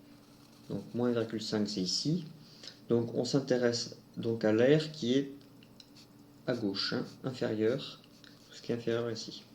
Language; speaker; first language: French; native; French